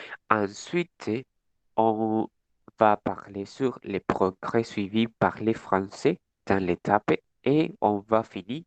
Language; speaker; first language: French; non-native, learner; Spanish